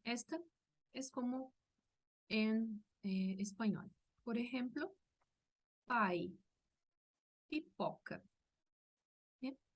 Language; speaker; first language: Spanish; non-native, fluent; Portuguese